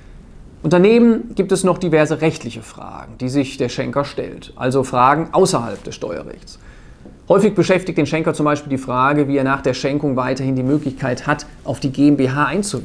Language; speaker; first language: German; native; German